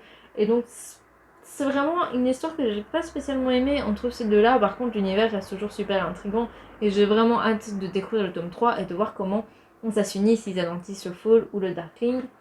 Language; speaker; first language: French; native; French